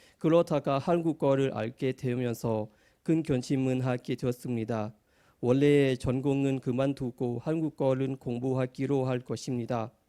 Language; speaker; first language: Korean; non-native, fluent; Thai